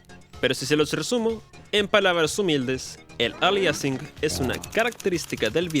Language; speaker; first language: Spanish; native; Spanish